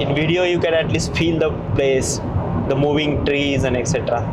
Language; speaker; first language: English; non-native, local second language; Hindi